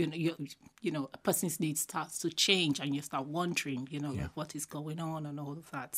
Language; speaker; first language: English; non-native, local second language; Igbo